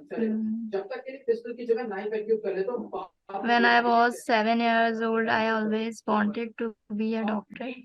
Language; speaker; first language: English; non-native, learner; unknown